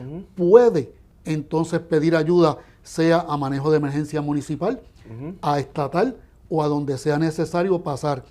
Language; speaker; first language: Spanish; native; Spanish